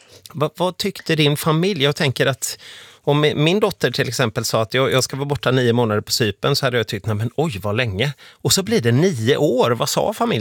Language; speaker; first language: Swedish; native; Swedish